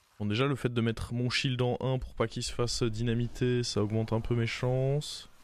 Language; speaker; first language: French; native; French